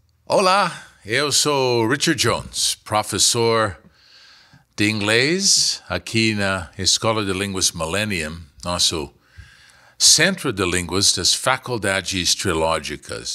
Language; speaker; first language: Portuguese; non-native, fluent; English